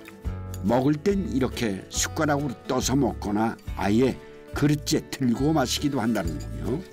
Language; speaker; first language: Korean; native; Korean